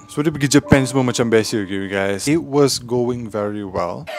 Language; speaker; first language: English; non-native, local second language; Malay